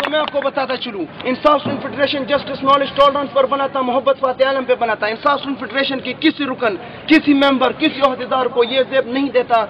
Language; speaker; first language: Urdu; non-native, local second language; Pashto